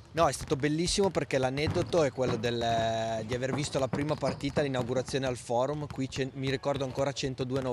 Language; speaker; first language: Italian; native; Italian